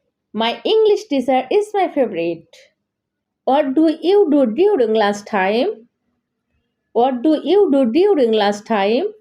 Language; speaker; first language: English; non-native, learner; Bangla